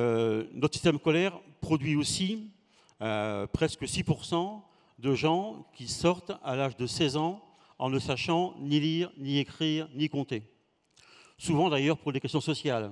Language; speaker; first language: French; native; French